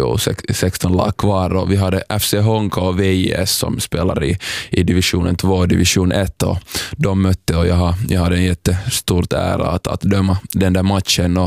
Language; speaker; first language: Swedish; non-native, local second language; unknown